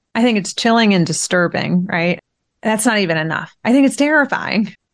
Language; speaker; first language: English; early bilingual, other home language; Persian